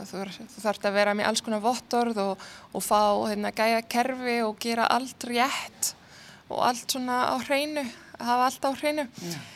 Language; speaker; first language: Icelandic; non-native, fluent; Arabic